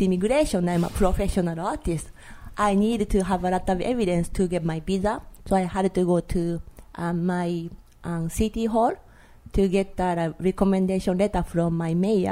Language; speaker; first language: English; non-native, learner; Japanese